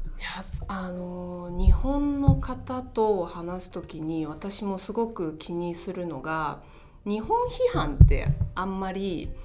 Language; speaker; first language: Japanese; non-native, fluent; Chinese